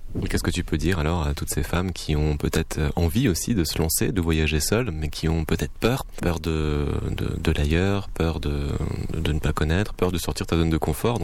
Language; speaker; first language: French; native; French